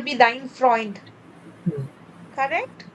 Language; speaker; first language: German; non-native, learner; Tamil